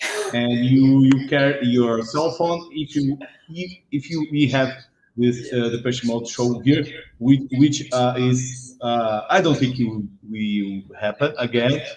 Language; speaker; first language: English; non-native, learner; Portuguese